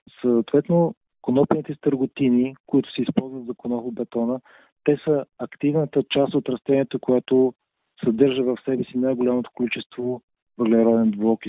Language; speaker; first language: Bulgarian; native; Bulgarian